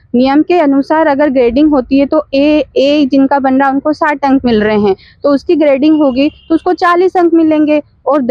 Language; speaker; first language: Hindi; native; Hindi